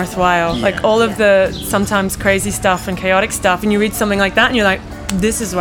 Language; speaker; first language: English; native; English